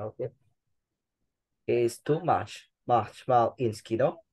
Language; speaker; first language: German; non-native, learner; Indonesian